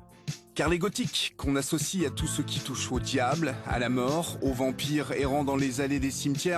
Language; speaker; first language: French; native; French